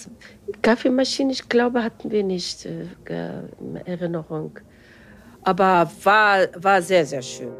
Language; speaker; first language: German; non-native, fluent; Arabic